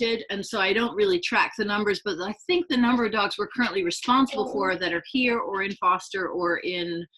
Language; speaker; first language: English; native; English